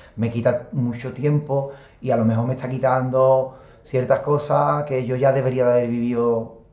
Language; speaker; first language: Spanish; native; Spanish